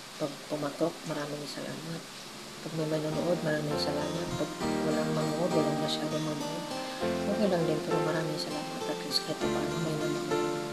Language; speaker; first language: Filipino; non-native, local second language; Cebuano